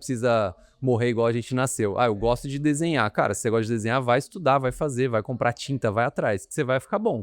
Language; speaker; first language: Portuguese; native; Portuguese